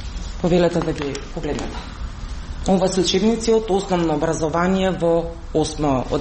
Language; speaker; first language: Macedonian; native; Macedonian